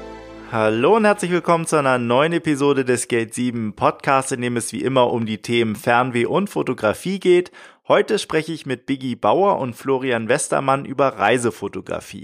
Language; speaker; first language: German; native; German